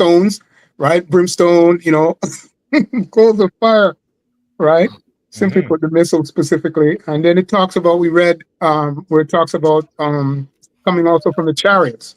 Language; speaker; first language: English; native; English